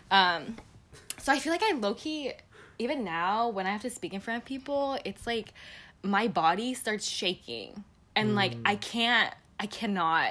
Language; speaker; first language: English; native; English